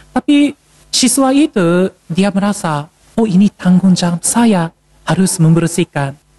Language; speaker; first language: Indonesian; non-native, fluent; Japanese